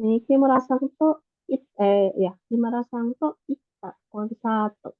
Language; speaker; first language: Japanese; non-native, fluent; Indonesian